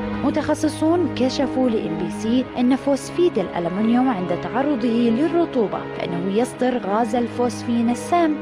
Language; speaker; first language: Arabic; native; Arabic